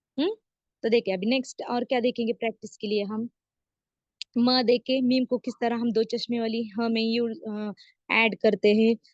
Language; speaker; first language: Hindi; native; Hindi